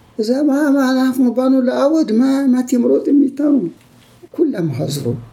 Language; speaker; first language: Hebrew; non-native, fluent; Amharic